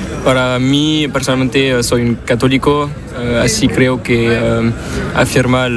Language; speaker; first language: Spanish; non-native, learner; French